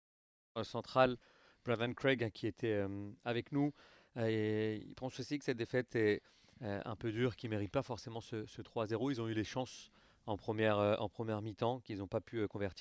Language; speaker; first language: French; native; French